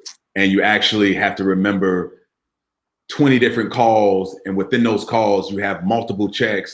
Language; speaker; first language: English; native; English